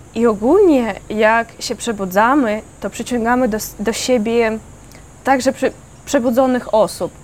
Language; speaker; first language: Polish; non-native, fluent; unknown